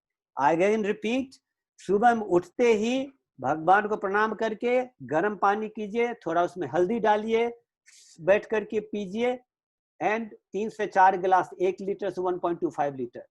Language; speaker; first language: Hindi; native; Hindi